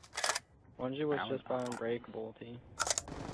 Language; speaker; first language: English; native; English